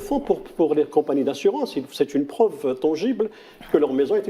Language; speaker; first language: French; non-native, local second language; Arabic